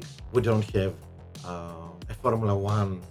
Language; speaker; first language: English; non-native, fluent; Greek